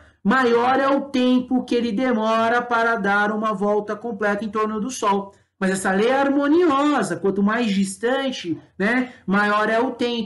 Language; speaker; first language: Portuguese; native; Portuguese